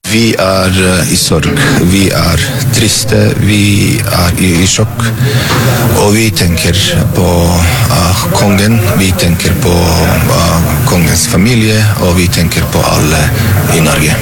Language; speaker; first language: Norwegian; non-native, fluent; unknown